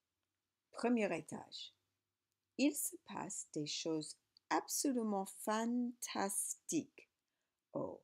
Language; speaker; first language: French; non-native, learner; English